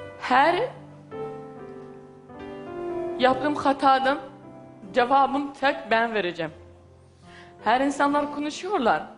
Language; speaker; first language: Turkish; non-native, learner; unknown